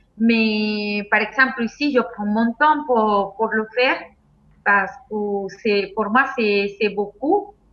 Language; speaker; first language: French; non-native, fluent; Spanish